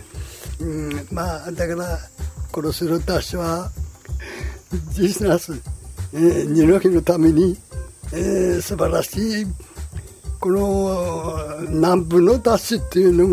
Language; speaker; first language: Japanese; native; Japanese